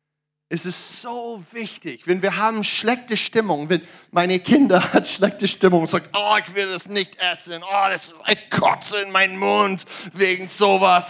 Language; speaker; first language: German; non-native, learner; English